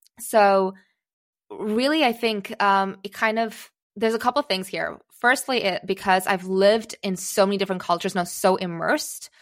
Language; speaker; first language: English; early bilingual, other home language; Czech